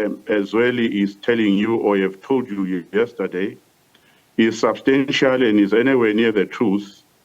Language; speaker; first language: English; non-native, local second language; Swati